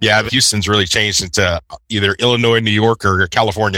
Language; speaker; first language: English; native; English